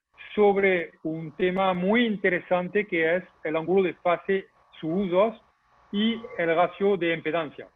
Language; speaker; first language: Spanish; non-native, fluent; French